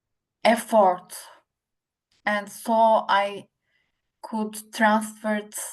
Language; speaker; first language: English; non-native, learner; Turkish